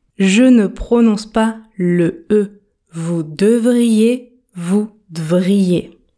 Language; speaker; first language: French; native; French